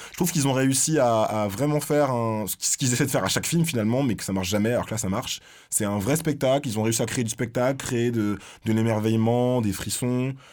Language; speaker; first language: French; native; French